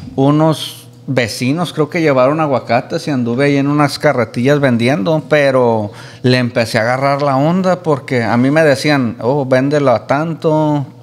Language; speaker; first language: Spanish; native; Spanish